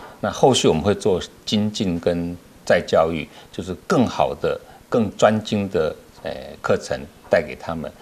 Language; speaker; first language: Chinese; native; Chinese